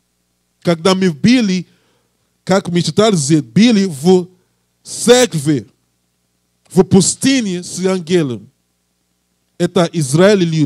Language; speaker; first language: Russian; non-native, learner; English